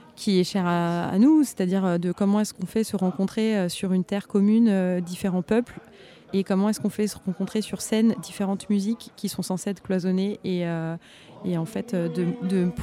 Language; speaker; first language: French; native; French